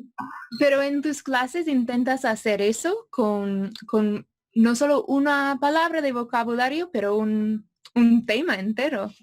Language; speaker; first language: Spanish; non-native, fluent; English